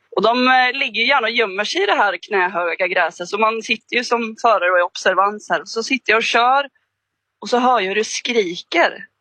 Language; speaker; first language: Swedish; native; Swedish